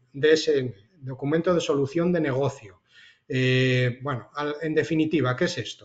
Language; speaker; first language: Spanish; native; Spanish